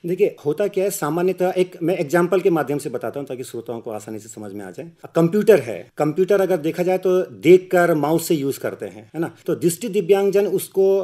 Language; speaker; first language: Hindi; native; Hindi